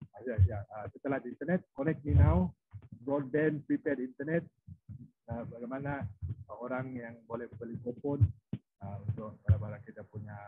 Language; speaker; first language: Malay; non-native, local second language; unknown